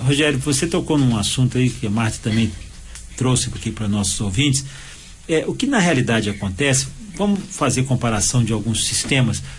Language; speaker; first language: Portuguese; native; Portuguese